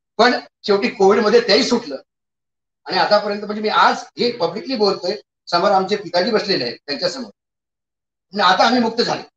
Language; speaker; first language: Marathi; native; Marathi